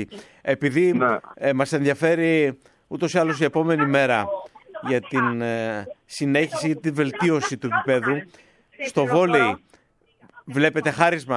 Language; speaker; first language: Greek; native; Greek